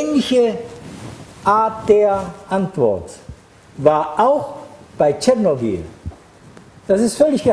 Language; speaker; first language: German; non-native, fluent; Japanese